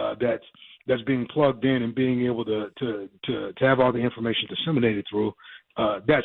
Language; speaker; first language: English; native; English